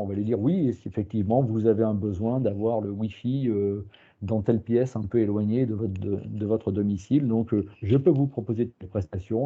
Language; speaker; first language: French; native; French